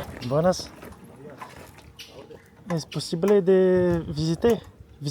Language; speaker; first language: Spanish; non-native, learner; French